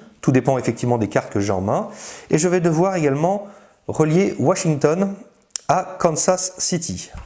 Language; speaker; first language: French; native; French